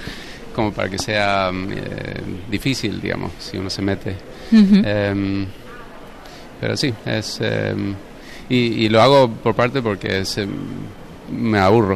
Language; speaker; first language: Spanish; non-native, fluent; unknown